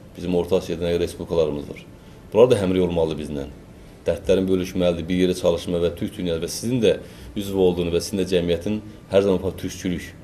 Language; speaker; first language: Azerbaijani; native; Azerbaijani